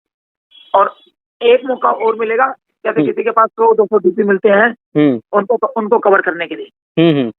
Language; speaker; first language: Hindi; native; Hindi